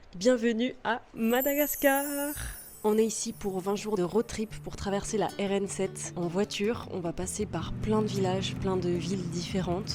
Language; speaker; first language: French; native; French